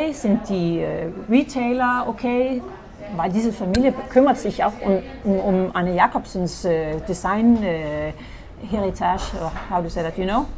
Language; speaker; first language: German; non-native, fluent; Danish